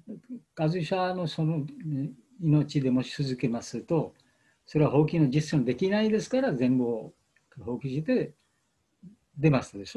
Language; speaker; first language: Japanese; non-native, fluent; Bangla